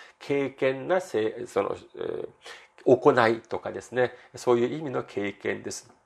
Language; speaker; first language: Japanese; non-native, fluent; Korean